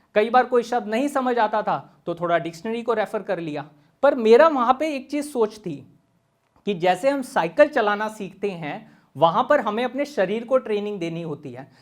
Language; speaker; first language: Hindi; native; Hindi